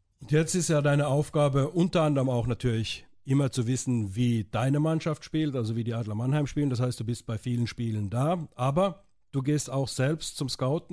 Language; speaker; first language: German; native; German